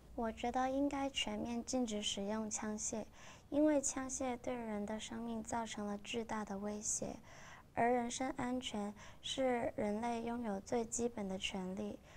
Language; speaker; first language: Chinese; non-native, local second language; Cantonese